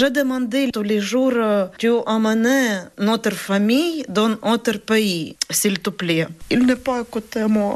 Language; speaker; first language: French; non-native, learner; Ukrainian